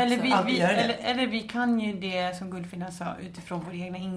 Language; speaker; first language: Swedish; native; Swedish